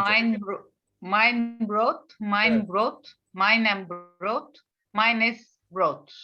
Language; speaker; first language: German; non-native, learner; Turkish